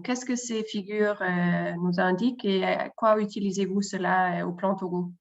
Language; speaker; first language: French; non-native, fluent; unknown